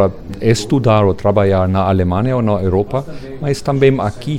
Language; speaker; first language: Portuguese; non-native, fluent; German